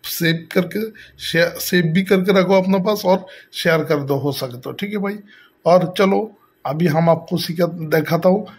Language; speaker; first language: Hindi; non-native, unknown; Bangla